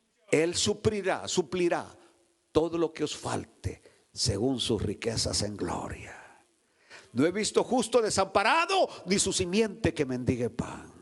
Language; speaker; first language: Spanish; native; Spanish